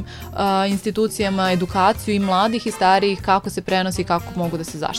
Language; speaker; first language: Serbian; native; Serbian